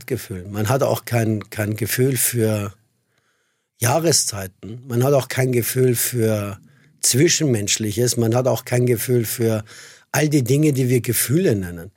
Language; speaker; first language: German; non-native, fluent; Persian